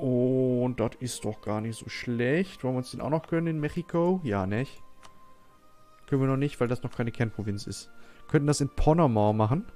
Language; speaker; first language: German; native; German